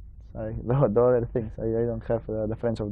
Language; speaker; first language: English; non-native, learner; Spanish